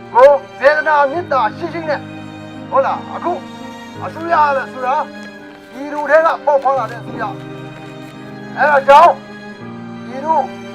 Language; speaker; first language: Burmese; non-native, local second language; Kachin